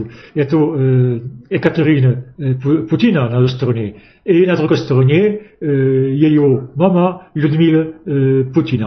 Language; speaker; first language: Russian; non-native, fluent; French